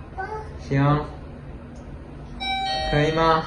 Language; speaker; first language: Chinese; non-native, fluent; Korean